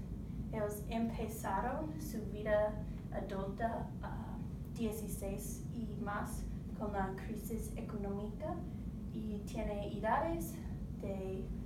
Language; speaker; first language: Spanish; non-native, learner; English